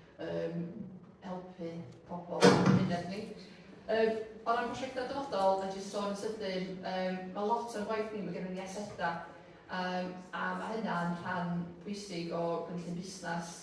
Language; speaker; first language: Welsh; native; Welsh